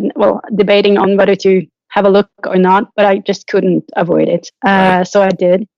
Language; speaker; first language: English; non-native, fluent; Norwegian